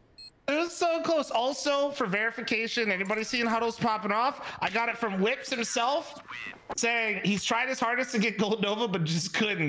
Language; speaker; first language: English; native; English